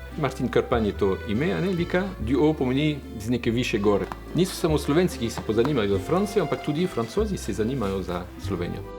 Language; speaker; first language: Slovenian; non-native, fluent; French